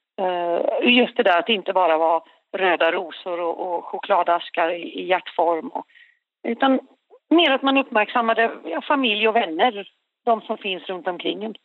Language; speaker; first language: Swedish; native; Swedish